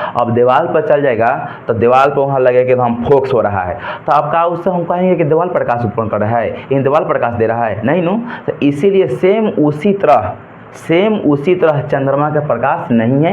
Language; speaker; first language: Hindi; native; Hindi